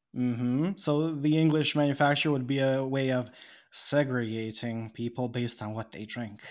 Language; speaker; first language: English; non-native, fluent; Bosnian